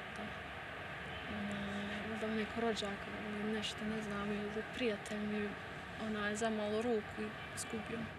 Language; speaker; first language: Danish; early bilingual, other home language; Bosnian